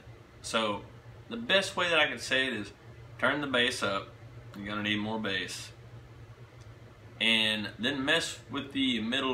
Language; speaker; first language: English; native; English